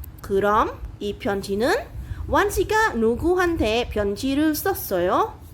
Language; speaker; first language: Korean; non-native, fluent; Khmer